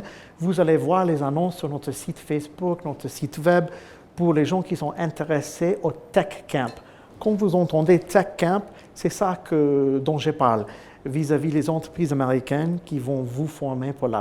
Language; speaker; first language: French; non-native, fluent; English